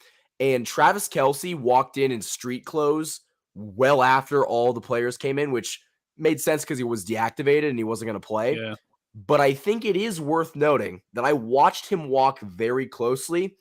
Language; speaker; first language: English; native; English